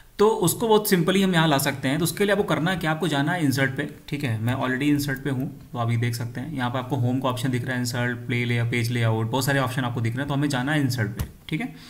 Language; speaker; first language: Hindi; native; Hindi